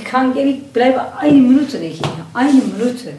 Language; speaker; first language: German; non-native, learner; Kurdish